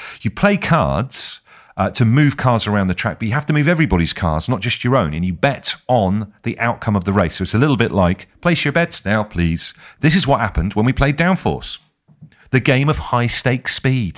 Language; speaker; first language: English; native; English